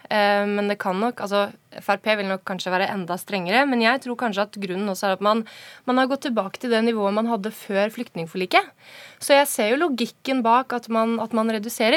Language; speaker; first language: Norwegian; native; Norwegian